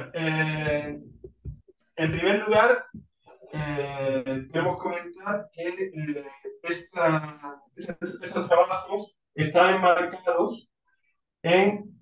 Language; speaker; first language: Spanish; native; Spanish